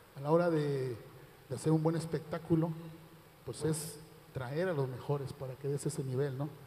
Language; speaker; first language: Spanish; native; Spanish